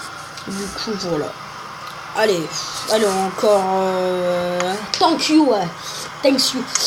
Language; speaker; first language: French; native; French